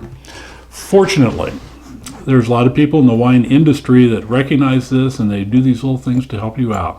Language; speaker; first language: English; native; English